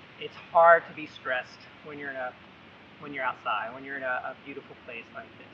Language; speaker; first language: English; native; English